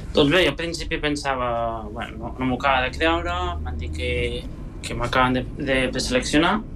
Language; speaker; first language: Catalan; native; Catalan